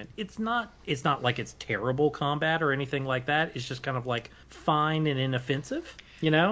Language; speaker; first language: English; native; English